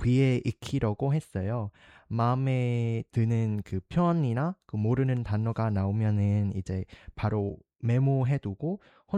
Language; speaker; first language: Korean; non-native, fluent; Vietnamese